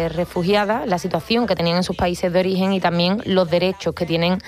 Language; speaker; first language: Spanish; native; Spanish